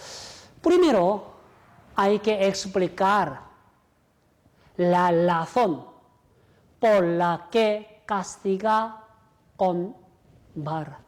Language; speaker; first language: Spanish; non-native, fluent; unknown